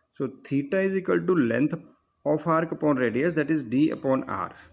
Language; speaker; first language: English; non-native, local second language; Punjabi